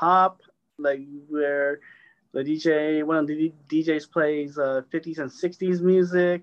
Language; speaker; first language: English; native; English